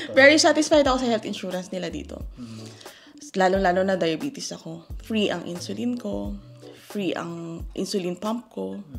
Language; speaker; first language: Filipino; native; Filipino